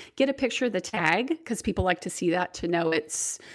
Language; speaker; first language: English; native; English